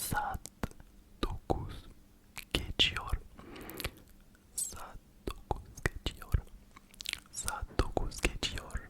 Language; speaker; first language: Turkish; early bilingual, heritage; Turkish